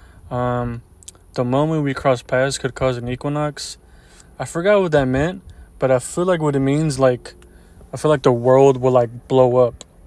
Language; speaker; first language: English; early bilingual, other home language; Spanish